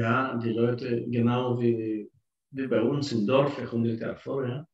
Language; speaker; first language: German; non-native, fluent; Russian